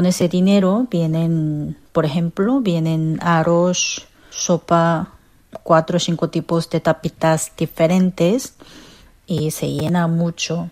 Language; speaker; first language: Spanish; non-native, fluent; Korean